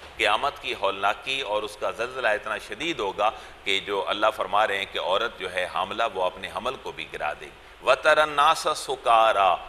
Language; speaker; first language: Urdu; non-native, local second language; Punjabi